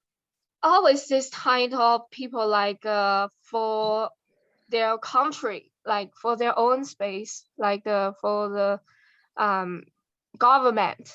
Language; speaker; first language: English; non-native, learner; Chinese